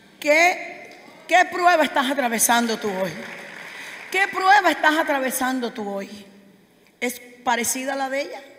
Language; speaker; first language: Spanish; native; Spanish